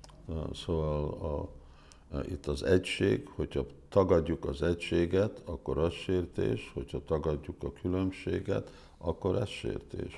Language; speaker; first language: Hungarian; early bilingual, heritage; Hungarian